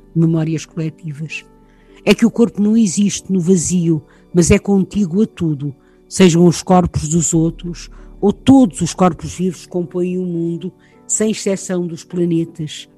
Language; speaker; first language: Portuguese; native; Portuguese